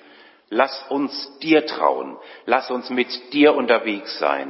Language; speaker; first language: German; native; German